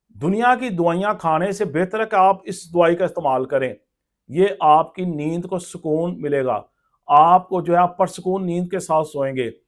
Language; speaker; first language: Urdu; non-native, local second language; Punjabi